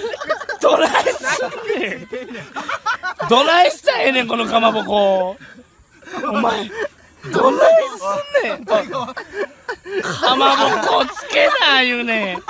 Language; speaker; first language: Japanese; native; Japanese